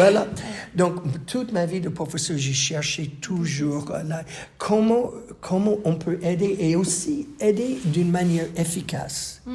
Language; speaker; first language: French; non-native, fluent; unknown